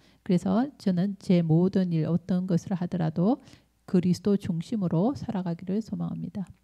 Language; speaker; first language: Korean; native; Korean